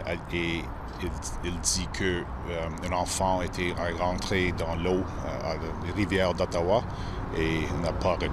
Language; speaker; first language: French; non-native, local second language; English